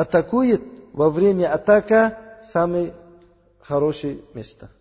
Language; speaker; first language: Russian; non-native, learner; Uzbek